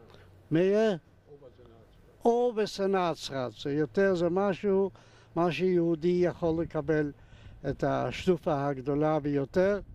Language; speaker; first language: Hebrew; non-native, fluent; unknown